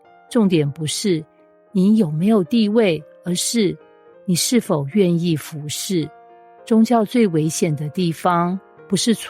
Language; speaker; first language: Chinese; native; Chinese